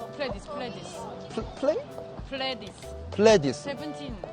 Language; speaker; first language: Korean; non-native, fluent; English